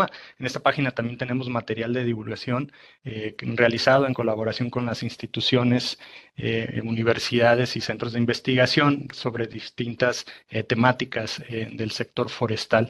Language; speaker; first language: Spanish; native; Spanish